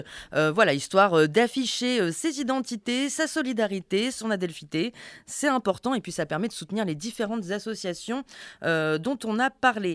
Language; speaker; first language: French; native; French